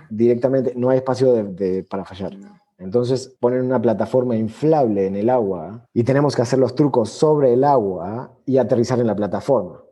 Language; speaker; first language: Spanish; native; Spanish